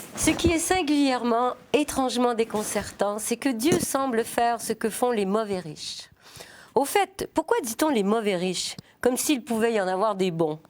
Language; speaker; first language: French; native; French